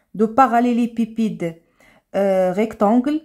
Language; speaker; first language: French; non-native, local second language; Arabic